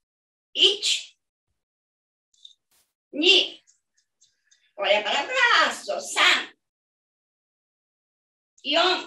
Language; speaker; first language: Portuguese; non-native, fluent; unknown